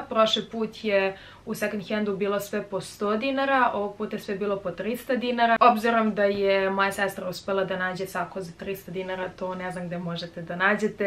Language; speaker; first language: Serbian; native; Serbian